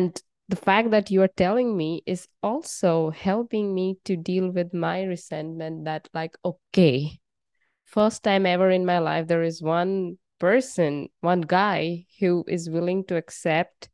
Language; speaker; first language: English; non-native, local second language; Bangla